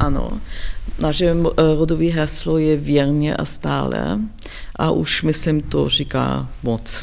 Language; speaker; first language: Czech; non-native, learner; German